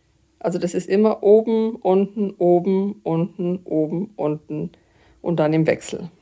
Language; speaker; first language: German; native; German